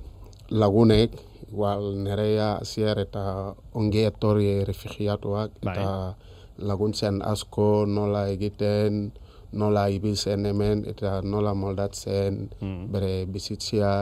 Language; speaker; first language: Basque; non-native, learner; Wolof